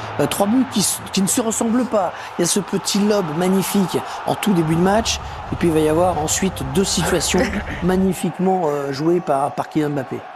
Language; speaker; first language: French; native; French